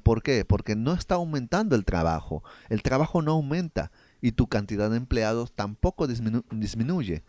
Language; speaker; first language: Spanish; native; Spanish